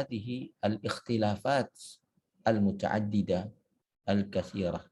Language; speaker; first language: Arabic; non-native, fluent; Indonesian